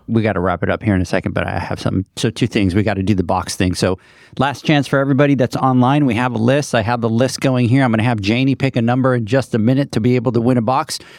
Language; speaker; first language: English; native; English